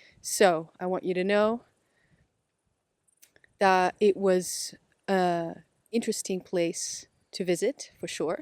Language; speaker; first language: English; non-native, fluent; Dutch